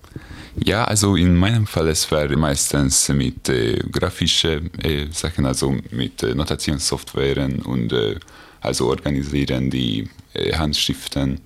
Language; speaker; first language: German; non-native, learner; Hungarian